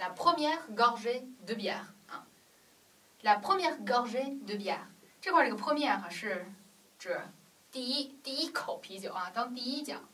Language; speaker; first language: French; non-native, fluent; Chinese